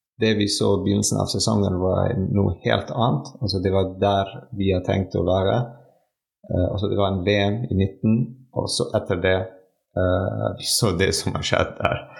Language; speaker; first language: Norwegian; non-native, fluent; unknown